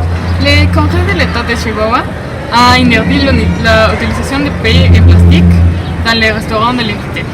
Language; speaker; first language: French; non-native, learner; Spanish